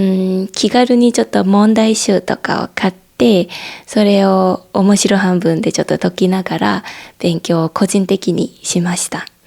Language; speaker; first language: Japanese; non-native, fluent; Korean